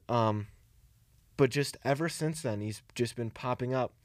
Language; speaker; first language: English; early bilingual, other home language; Italian